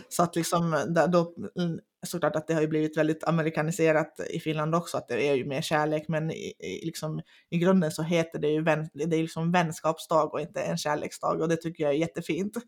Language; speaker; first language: Swedish; non-native, local second language; Finnish